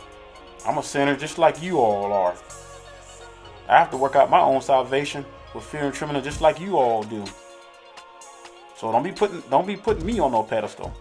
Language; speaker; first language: English; native; English